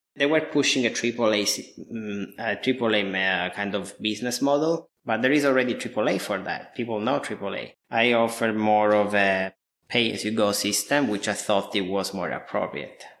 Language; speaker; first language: English; non-native, fluent; Italian